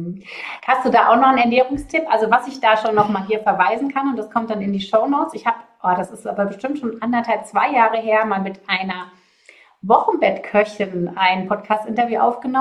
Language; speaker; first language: German; native; German